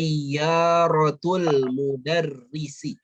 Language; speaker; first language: Arabic; non-native, fluent; Indonesian